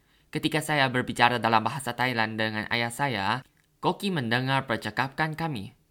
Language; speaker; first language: Indonesian; non-native, learner; Thai